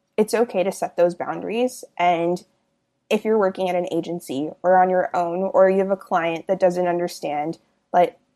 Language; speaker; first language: English; early bilingual, other home language; Hindi